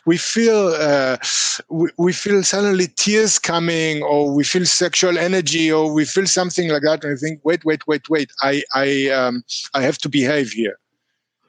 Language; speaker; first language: English; non-native, fluent; Hebrew